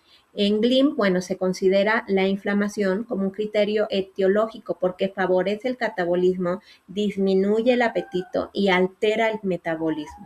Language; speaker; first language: Spanish; native; Spanish